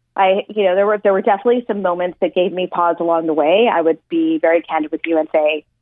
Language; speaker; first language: English; native; English